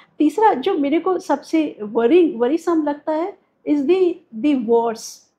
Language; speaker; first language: Hindi; native; Hindi